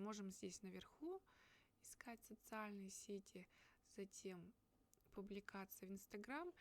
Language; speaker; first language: Russian; native; Russian